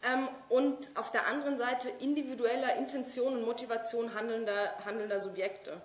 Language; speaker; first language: German; native; German